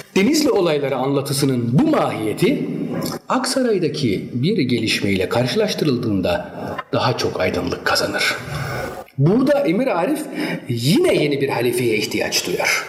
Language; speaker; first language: Turkish; early bilingual, heritage; Turkish